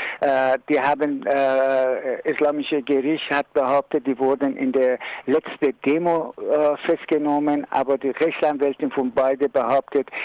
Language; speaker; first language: German; non-native, learner; Persian